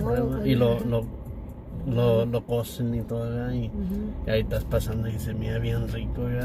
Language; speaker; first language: Spanish; early bilingual, heritage; English